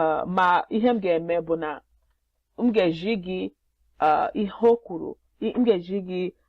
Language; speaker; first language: Igbo; non-native, learner; English